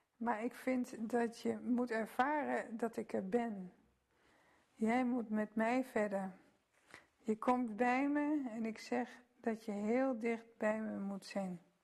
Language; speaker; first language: Dutch; native; Dutch